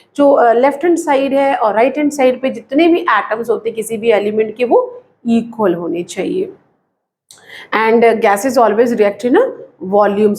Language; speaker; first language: Hindi; native; Hindi